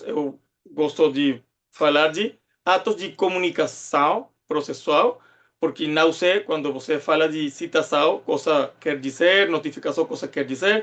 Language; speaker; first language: Portuguese; non-native, fluent; Spanish